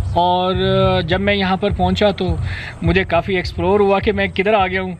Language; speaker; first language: Urdu; non-native, local second language; Punjabi